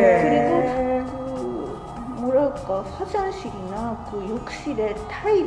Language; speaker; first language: Korean; non-native, fluent; Japanese